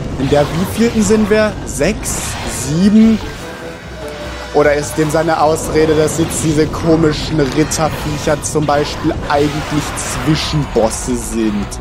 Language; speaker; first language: German; native; German